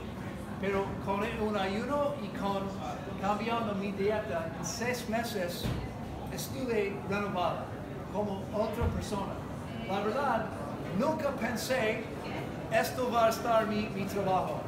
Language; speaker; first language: Spanish; non-native, learner; English